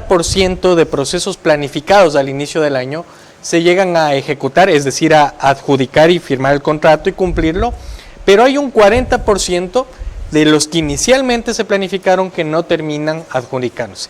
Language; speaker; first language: Spanish; native; Spanish